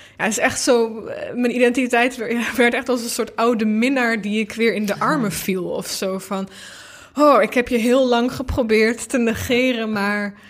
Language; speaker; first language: Dutch; early bilingual, other home language; Bosnian